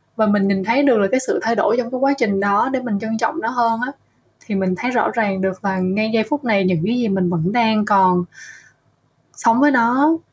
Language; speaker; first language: Vietnamese; native; Vietnamese